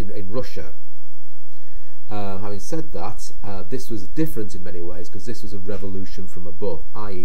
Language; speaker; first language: English; native; English